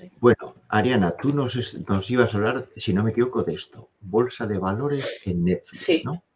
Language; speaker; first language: Spanish; native; Spanish